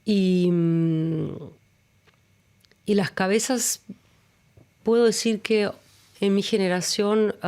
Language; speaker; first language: Spanish; early bilingual, other home language; German